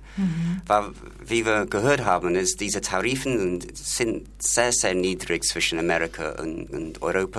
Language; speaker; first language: German; non-native, learner; English